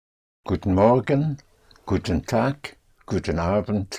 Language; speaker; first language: German; non-native, fluent; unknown